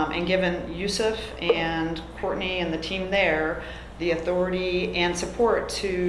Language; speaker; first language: English; native; English